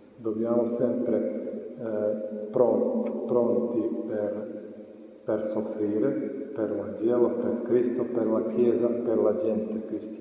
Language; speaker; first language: Italian; non-native, fluent; Croatian